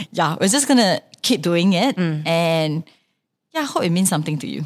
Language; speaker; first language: English; non-native, local second language; Chinese